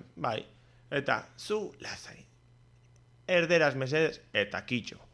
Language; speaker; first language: Basque; non-native, local second language; Spanish